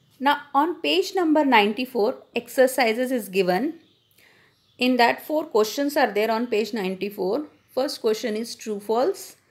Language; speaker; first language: English; non-native, local second language; Hindi